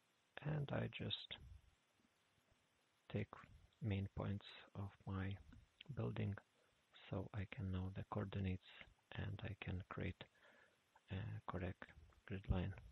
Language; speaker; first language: English; non-native, fluent; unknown